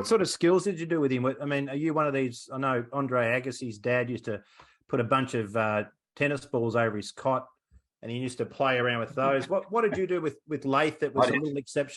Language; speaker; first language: English; native; English